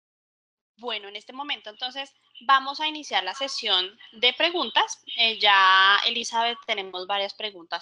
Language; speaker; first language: Spanish; native; Spanish